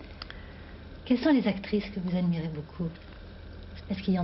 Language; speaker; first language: French; native; French